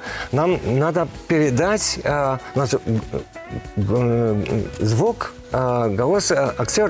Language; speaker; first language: Russian; non-native, learner; Polish